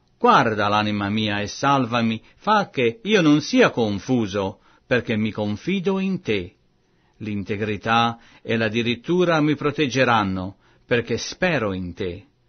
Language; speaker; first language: Italian; non-native, fluent; French